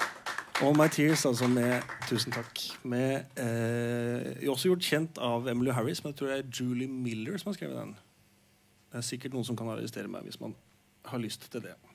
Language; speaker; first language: Norwegian; native; Norwegian